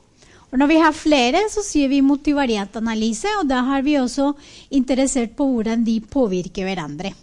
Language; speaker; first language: Norwegian; non-native, fluent; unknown